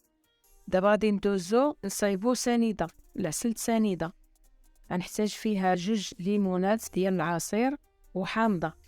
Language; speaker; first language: Arabic; native; Arabic